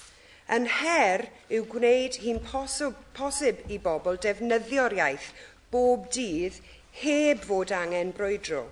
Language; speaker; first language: Welsh; non-native, local second language; English